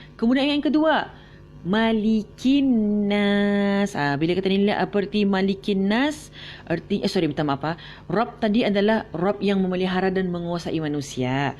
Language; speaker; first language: Malay; native; Malay